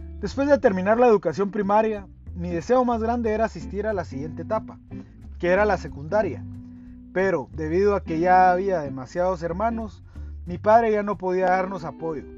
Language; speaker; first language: Spanish; native; Spanish